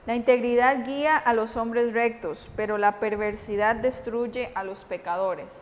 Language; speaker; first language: Spanish; native; Spanish